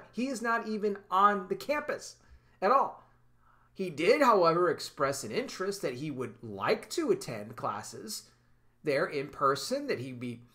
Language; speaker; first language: English; native; English